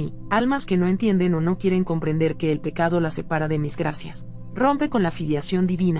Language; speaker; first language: Spanish; native; Spanish